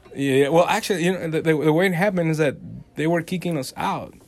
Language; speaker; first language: English; non-native, fluent; Spanish